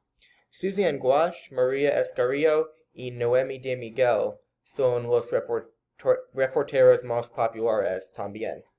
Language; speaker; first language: Spanish; non-native, learner; English